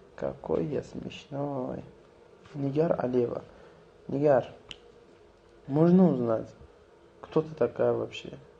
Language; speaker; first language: Russian; non-native, local second language; Azerbaijani